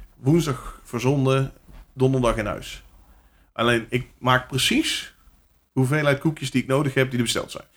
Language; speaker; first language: Dutch; native; Dutch